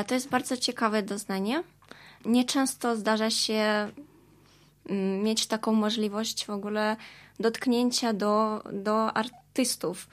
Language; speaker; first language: Polish; non-native, fluent; Russian